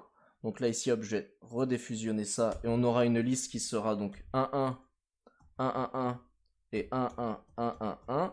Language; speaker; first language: French; native; French